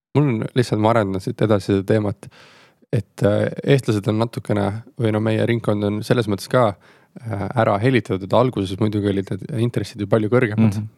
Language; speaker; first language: Estonian; native; Estonian